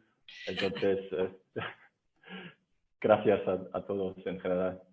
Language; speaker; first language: Spanish; non-native, fluent; German